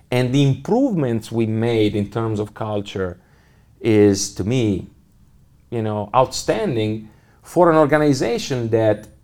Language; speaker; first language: English; non-native, fluent; Italian